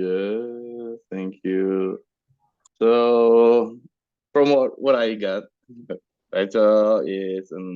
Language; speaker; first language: English; non-native, learner; Indonesian